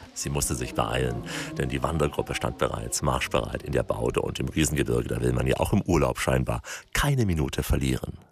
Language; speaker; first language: German; native; German